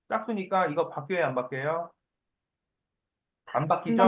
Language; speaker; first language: Korean; native; Korean